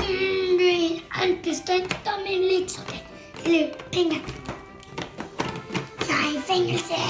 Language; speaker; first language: Swedish; early bilingual, other home language; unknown